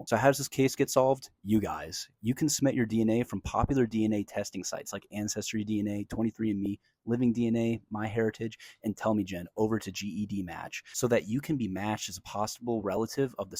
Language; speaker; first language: English; native; English